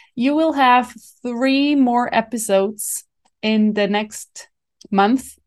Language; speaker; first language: English; non-native, fluent; German